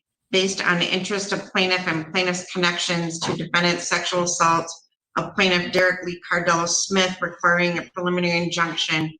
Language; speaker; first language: English; native; English